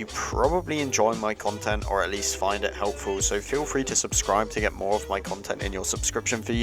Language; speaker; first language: English; native; English